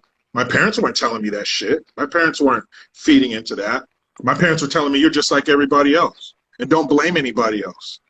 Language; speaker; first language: English; native; English